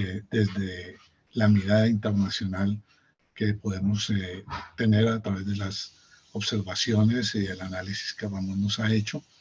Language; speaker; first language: Spanish; native; Spanish